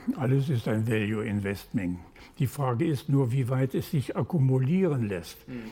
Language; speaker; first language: German; native; German